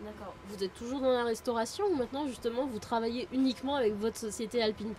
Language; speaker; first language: French; native; French